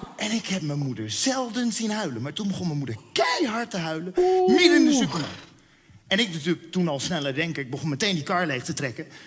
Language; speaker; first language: Dutch; early bilingual, other home language; Spanish